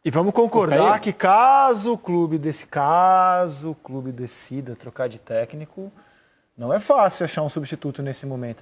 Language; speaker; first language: Portuguese; native; Portuguese